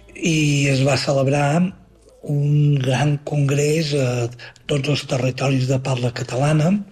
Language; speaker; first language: Catalan; native; Catalan